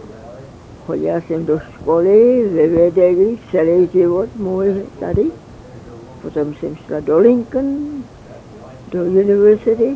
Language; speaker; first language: Czech; early bilingual, heritage; Czech